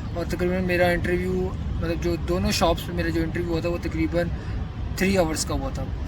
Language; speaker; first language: Urdu; non-native, local second language; Punjabi